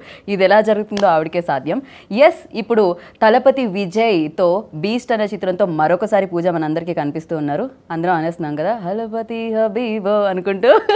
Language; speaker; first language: Telugu; native; Telugu